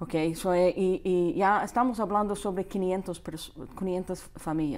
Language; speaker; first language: Spanish; non-native, fluent; English